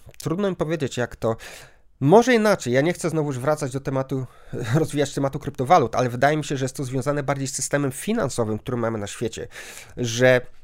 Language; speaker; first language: Polish; native; Polish